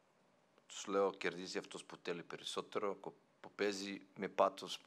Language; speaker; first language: Greek; non-native, fluent; Serbian